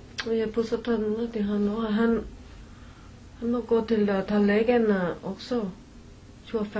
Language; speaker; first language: Norwegian; non-native, learner; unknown